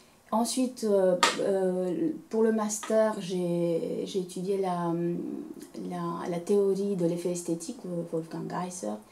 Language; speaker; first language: French; non-native, fluent; Romanian